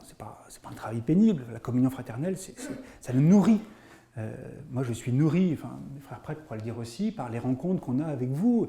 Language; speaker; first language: French; native; French